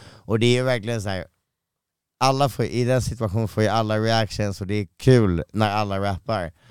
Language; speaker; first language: Swedish; native; Swedish